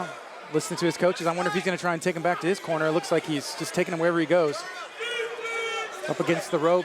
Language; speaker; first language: English; native; English